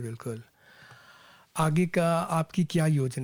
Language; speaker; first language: Hindi; native; Hindi